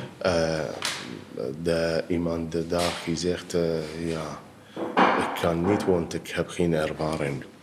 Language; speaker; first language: Dutch; non-native, learner; Arabic